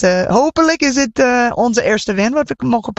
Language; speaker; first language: Dutch; non-native, fluent; English